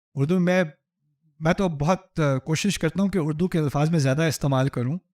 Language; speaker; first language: Urdu; early bilingual, heritage; Urdu